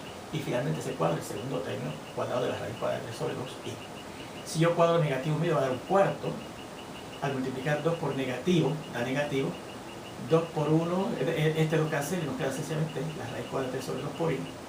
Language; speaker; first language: Spanish; native; Spanish